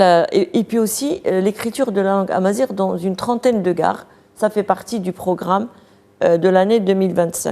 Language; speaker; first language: French; non-native, local second language; Arabic